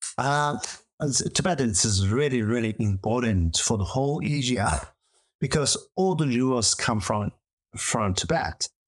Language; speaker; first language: English; non-native, learner; Chinese